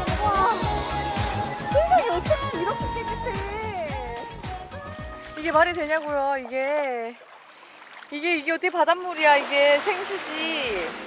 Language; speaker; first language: Korean; native; Korean